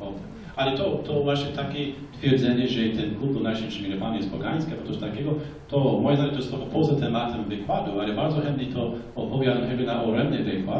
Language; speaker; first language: Polish; non-native, fluent; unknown